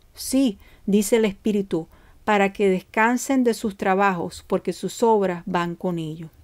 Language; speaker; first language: Spanish; early bilingual, heritage; Spanish